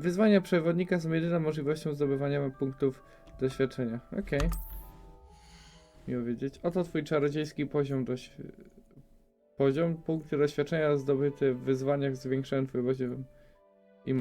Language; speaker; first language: Polish; native; Polish